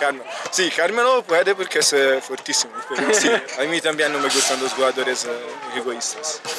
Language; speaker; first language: Spanish; non-native, fluent; Italian